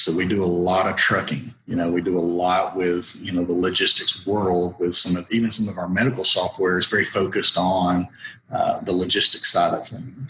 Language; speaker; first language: English; native; English